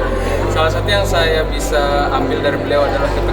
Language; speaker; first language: Indonesian; native; Indonesian